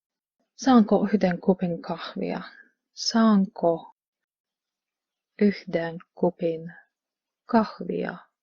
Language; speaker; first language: Finnish; non-native, fluent; Hungarian